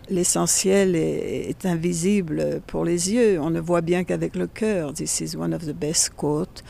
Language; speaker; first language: French; native; French